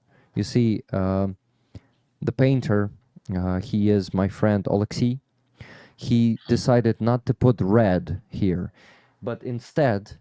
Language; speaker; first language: English; non-native, fluent; Ukrainian